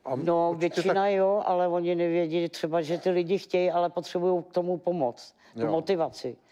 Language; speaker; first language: Czech; native; Czech